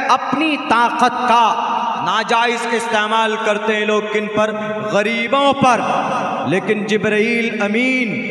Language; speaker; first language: Hindi; native; Hindi